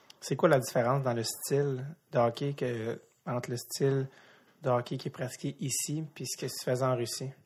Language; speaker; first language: French; native; French